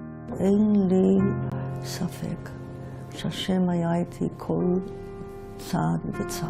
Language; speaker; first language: Hebrew; non-native, fluent; Yiddish